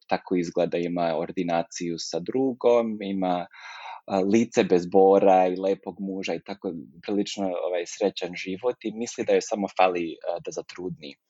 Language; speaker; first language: Serbian; early bilingual, heritage; Serbian